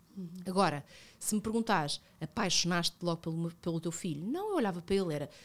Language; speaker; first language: Portuguese; early bilingual, other home language; Spanish